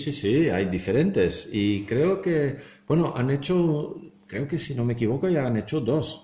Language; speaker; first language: Spanish; non-native, fluent; Dutch